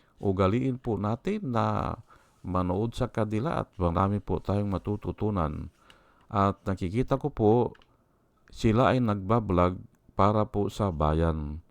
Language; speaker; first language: Filipino; native; Filipino